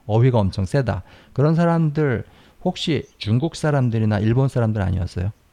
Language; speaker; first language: Korean; native; Korean